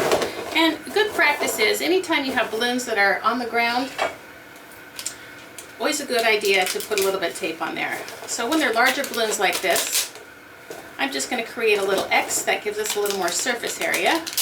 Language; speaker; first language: English; native; English